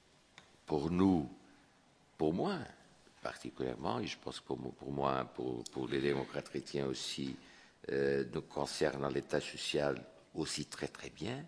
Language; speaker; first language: French; non-native, fluent; Portuguese